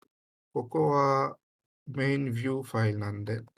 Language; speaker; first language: Japanese; non-native, learner; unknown